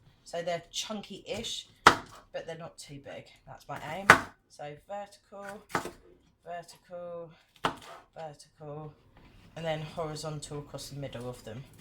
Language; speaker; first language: English; native; English